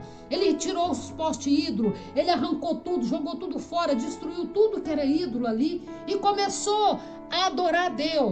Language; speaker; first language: Portuguese; native; Portuguese